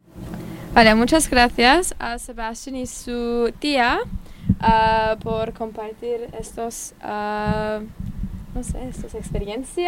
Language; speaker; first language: Spanish; non-native, learner; English